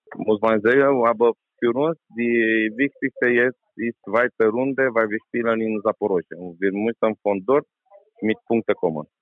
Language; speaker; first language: German; non-native, learner; Romanian